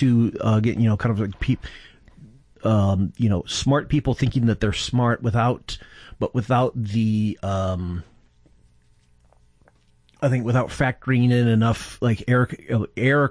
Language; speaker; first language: English; native; English